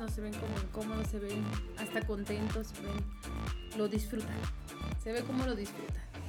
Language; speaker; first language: Spanish; native; Spanish